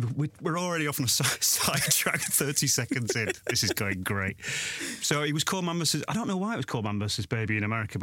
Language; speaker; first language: English; native; English